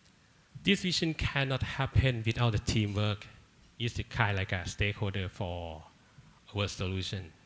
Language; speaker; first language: English; non-native, learner; Thai